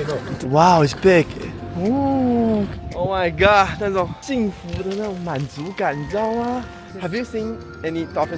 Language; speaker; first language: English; non-native, learner; Chinese